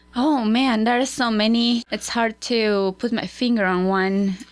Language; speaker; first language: English; non-native, fluent; Spanish